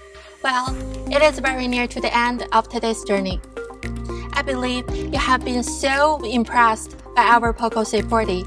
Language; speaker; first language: English; non-native, fluent; Chinese